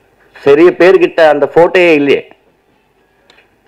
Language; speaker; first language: Tamil; non-native, learner; Telugu